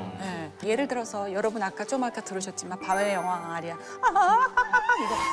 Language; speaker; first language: Korean; native; Korean